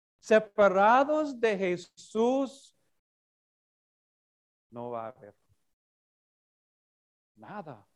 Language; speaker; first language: Spanish; non-native, fluent; English